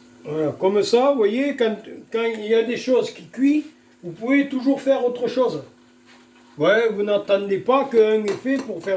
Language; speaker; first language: French; native; French